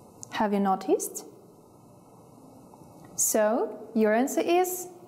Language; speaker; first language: English; non-native, fluent; Kazakh